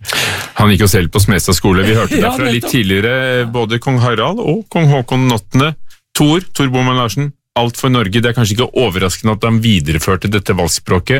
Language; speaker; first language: Norwegian; native; Norwegian